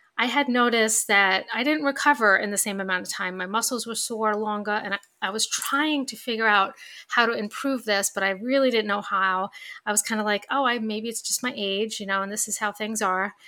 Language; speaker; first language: English; native; English